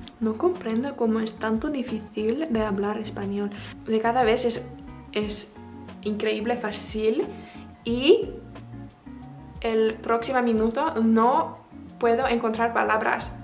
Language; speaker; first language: Spanish; non-native, learner; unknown